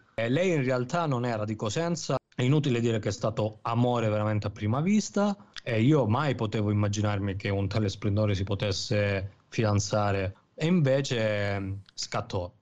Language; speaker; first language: Italian; native; Italian